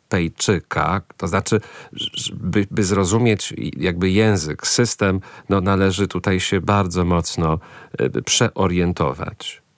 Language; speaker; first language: Polish; native; Polish